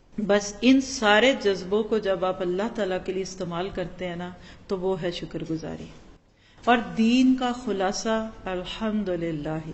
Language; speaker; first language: Urdu; non-native, local second language; Punjabi